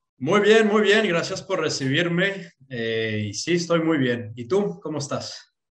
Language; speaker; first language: Spanish; non-native, fluent; English